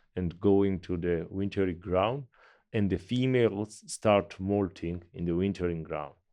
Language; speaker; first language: English; non-native, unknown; Georgian